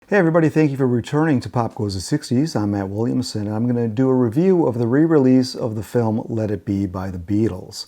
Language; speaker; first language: English; native; English